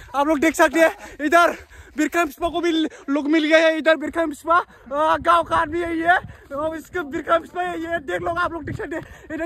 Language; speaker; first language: Hindi; non-native, local second language; Bodo